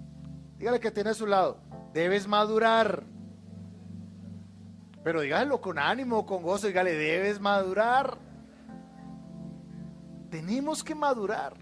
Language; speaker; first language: Spanish; native; Spanish